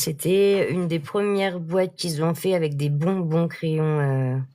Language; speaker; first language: French; native; French